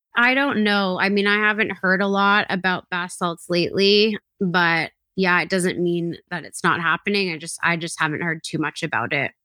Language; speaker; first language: English; native; English